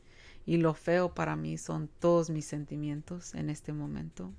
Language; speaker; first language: Spanish; early bilingual, heritage; Spanish